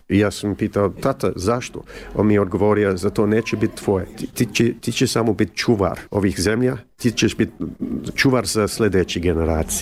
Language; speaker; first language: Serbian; early bilingual, heritage; Croatian